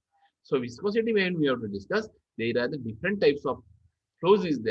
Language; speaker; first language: English; non-native, local second language; Marathi